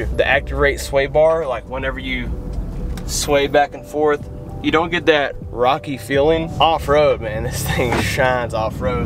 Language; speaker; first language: English; native; English